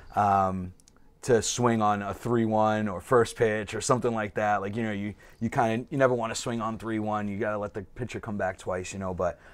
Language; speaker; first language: English; native; English